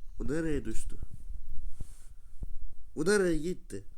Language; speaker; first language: Turkish; non-native, learner; Russian